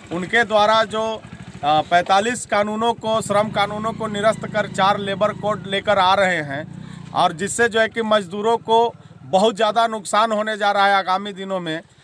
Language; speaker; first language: Hindi; native; Hindi